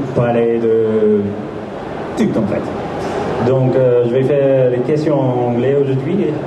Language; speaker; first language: French; non-native, learner; English